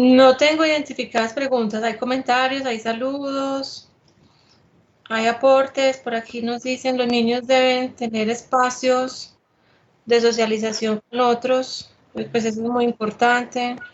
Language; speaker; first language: Spanish; native; Spanish